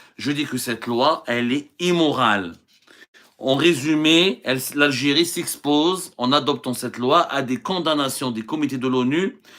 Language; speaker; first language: French; non-native, local second language; Arabic